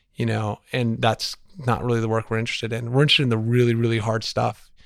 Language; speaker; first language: English; native; English